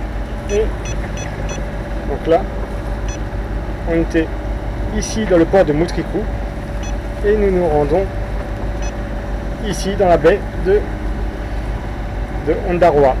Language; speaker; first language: French; native; French